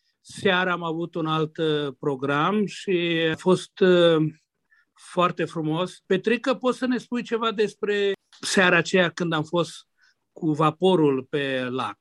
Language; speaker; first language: Romanian; non-native, local second language; Hungarian